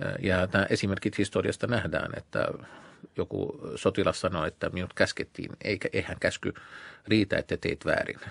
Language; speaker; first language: Finnish; non-native, fluent; Arabic